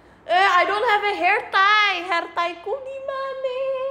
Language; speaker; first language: English; native; English